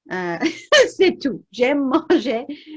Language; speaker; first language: French; non-native, learner; English